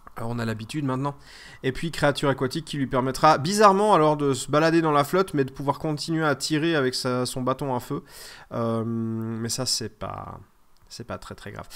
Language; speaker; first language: French; native; French